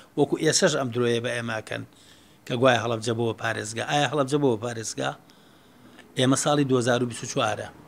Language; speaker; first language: Central Kurdish; native; Central Kurdish